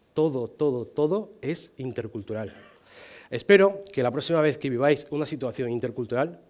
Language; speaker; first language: Spanish; non-native, fluent; Chinese